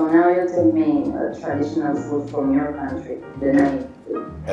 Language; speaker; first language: English; non-native, learner; Romanian